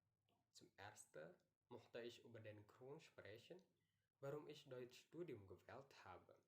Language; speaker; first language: German; non-native, learner; Indonesian